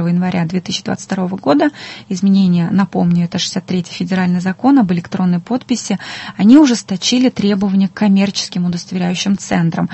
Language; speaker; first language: Russian; native; Russian